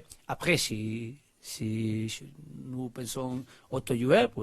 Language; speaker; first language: French; non-native, learner; Spanish